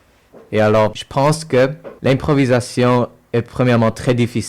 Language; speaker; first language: French; non-native, local second language; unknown